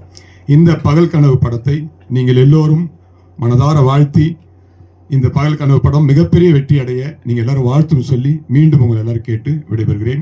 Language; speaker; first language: Tamil; native; Tamil